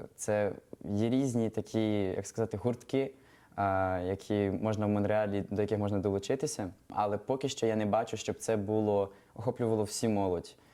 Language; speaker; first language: Ukrainian; native; Ukrainian